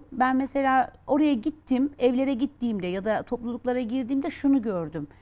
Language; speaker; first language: Turkish; native; Turkish